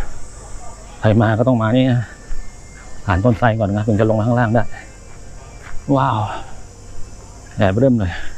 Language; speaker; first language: Thai; native; Thai